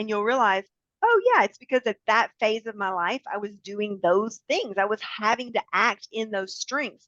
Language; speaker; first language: English; native; English